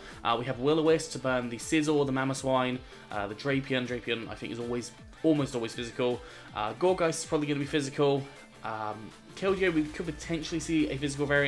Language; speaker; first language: English; native; English